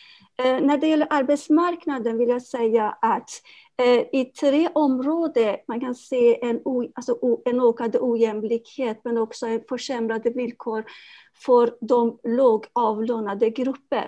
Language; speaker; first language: Swedish; non-native, fluent; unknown